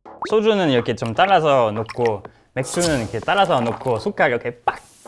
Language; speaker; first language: Korean; non-native, fluent; French